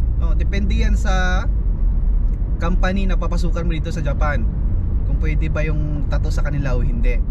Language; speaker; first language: Filipino; native; Filipino